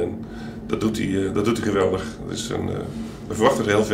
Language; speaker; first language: Dutch; native; Dutch